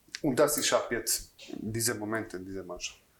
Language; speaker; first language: German; non-native, learner; Croatian